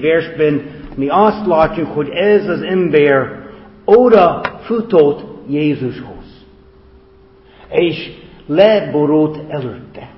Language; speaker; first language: Hungarian; non-native, fluent; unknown